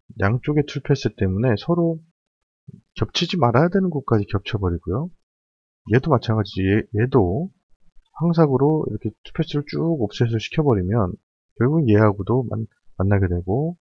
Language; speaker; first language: Korean; native; Korean